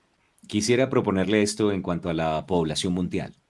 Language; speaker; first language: Spanish; native; Spanish